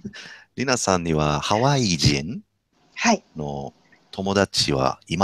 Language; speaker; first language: Japanese; non-native, fluent; English